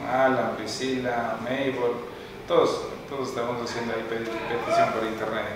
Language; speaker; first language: Spanish; native; Spanish